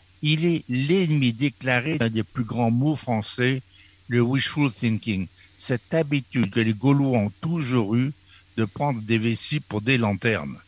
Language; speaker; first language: French; native; French